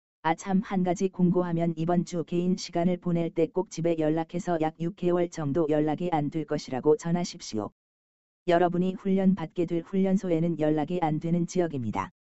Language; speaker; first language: Korean; native; Korean